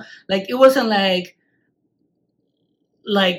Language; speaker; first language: English; non-native, fluent; Spanish